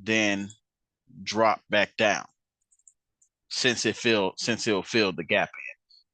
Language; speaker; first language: English; native; English